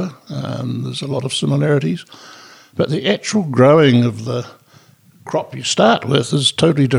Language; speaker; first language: English; native; English